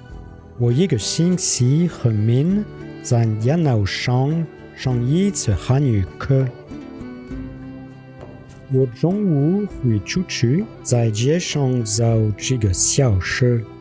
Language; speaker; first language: Chinese; non-native, learner; French